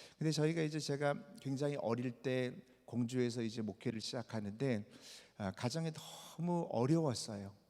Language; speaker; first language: Korean; native; Korean